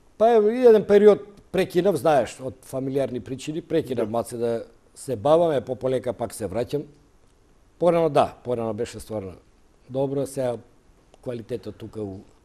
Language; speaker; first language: Macedonian; native; Macedonian